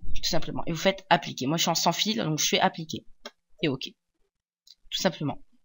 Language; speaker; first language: French; native; French